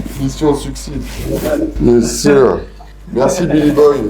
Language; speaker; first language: English; non-native, fluent; French